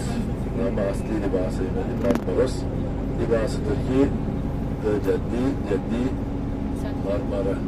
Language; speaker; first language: Indonesian; non-native, fluent; Turkish